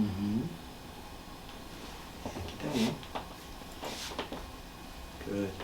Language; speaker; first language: Spanish; early bilingual, heritage; Spanish